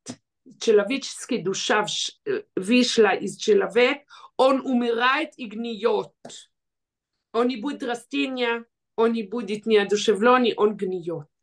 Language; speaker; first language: Russian; early bilingual, heritage; Russian